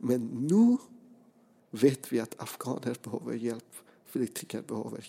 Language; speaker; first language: Swedish; non-native, fluent; Persian